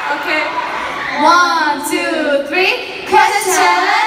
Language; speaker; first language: English; non-native, learner; Korean